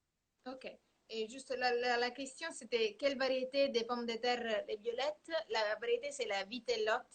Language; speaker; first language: French; non-native, fluent; Italian